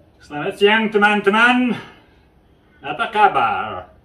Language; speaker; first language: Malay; non-native, learner; English